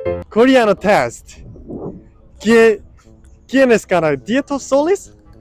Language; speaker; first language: Spanish; non-native, learner; Korean